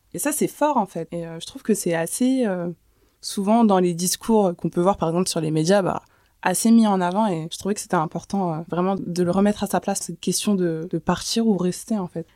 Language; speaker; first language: French; early bilingual, other home language; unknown